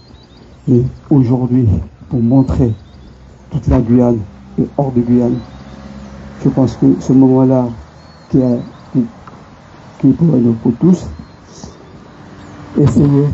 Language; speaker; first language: French; non-native, local second language; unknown